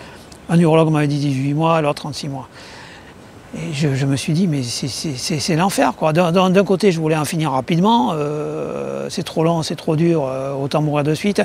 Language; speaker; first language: French; native; French